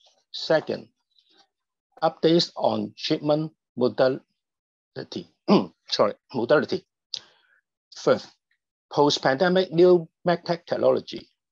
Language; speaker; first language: English; non-native, local second language; Cantonese